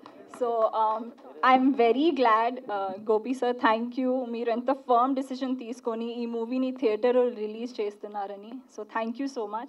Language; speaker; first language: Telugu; non-native, learner; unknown